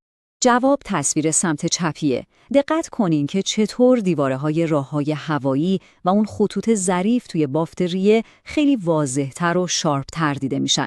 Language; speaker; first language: Persian; native; Persian